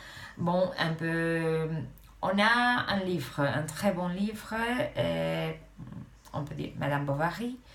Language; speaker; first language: French; non-native, fluent; Romanian